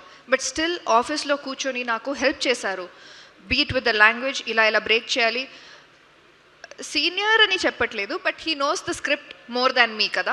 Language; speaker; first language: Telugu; non-native, learner; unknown